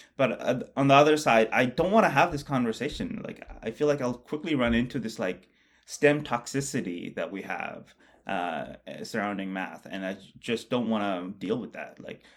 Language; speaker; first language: English; non-native, local second language; Bangla